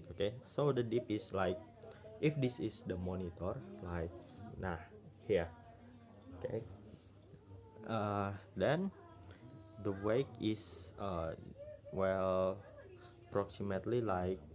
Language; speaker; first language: English; non-native, learner; Indonesian